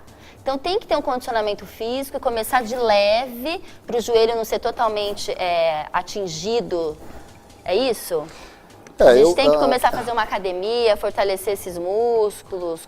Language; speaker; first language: Portuguese; native; Portuguese